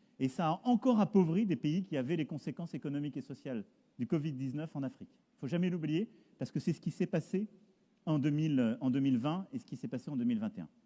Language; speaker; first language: French; native; French